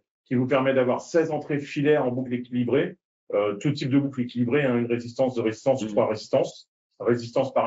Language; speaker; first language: French; native; French